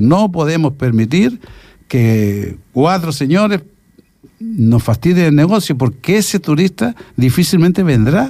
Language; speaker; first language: Spanish; native; Spanish